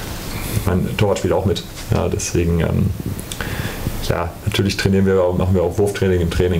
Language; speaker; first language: German; native; German